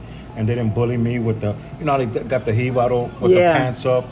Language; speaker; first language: English; native; English